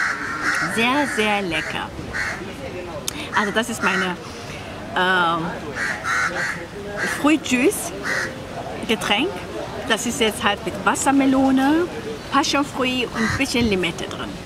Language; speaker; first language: German; non-native, fluent; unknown